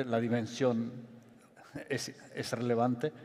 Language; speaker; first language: Spanish; non-native, fluent; Italian